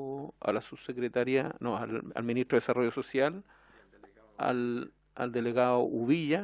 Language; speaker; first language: Spanish; native; Spanish